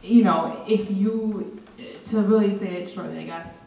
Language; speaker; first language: English; native; English